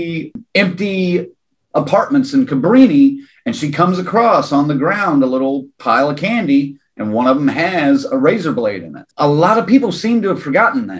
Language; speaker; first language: English; native; English